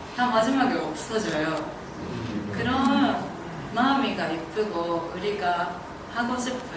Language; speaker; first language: Korean; non-native, fluent; Japanese